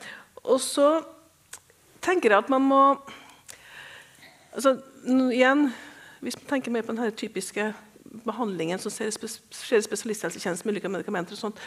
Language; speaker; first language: Norwegian; native; Norwegian